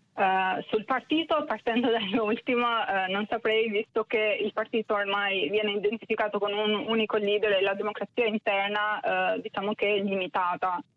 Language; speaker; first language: Italian; non-native, fluent; Albanian